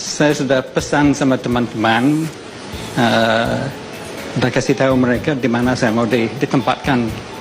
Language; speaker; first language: Indonesian; non-native, fluent; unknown